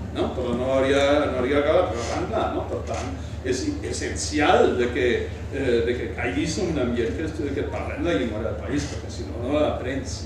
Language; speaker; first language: Catalan; non-native, fluent; German